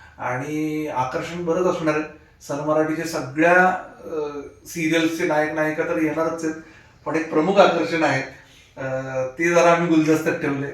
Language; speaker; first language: Marathi; native; Marathi